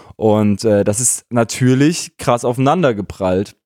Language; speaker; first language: German; native; German